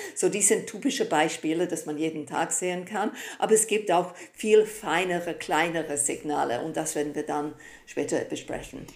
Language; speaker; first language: German; non-native, fluent; English